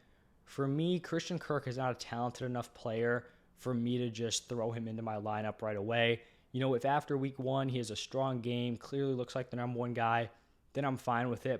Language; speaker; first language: English; native; English